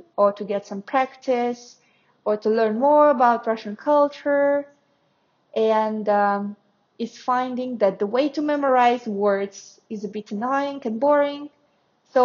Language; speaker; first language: English; non-native, fluent; Russian